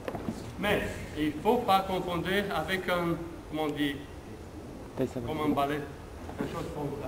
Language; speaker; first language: French; non-native, learner; Romanian